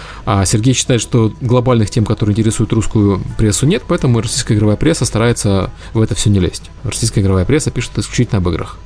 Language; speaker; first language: Russian; native; Russian